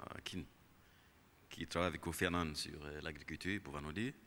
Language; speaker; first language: French; non-native, local second language; Kinyarwanda